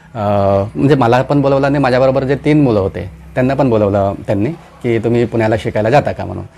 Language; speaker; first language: Marathi; non-native, local second language; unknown